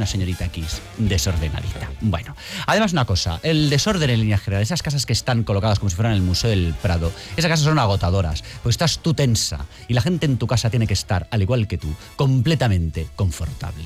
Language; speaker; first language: Spanish; native; Spanish